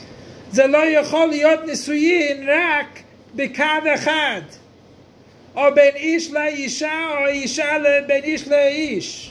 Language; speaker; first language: Hebrew; non-native, fluent; English